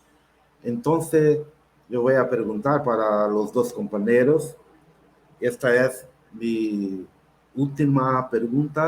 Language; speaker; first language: Spanish; non-native, local second language; Portuguese